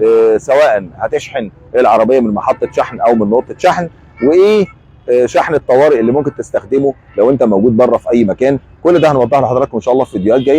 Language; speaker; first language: Arabic; native; Arabic